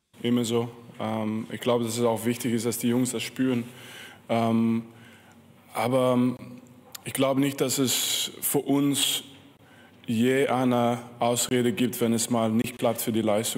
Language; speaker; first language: German; non-native, fluent; French